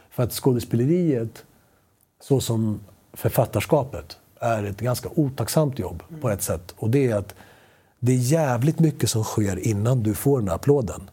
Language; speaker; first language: Swedish; early bilingual, other home language; Spanish